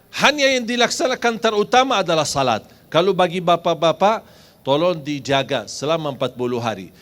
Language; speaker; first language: Malay; non-native, fluent; Arabic